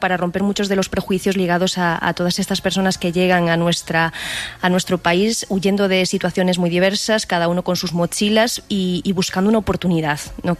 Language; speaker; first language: Spanish; native; Spanish